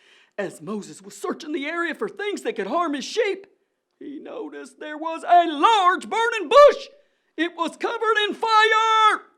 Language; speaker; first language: English; native; English